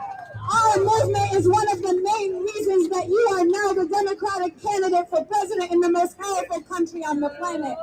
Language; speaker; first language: English; native; English